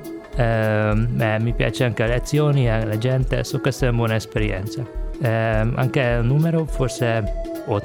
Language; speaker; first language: Italian; non-native, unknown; Hungarian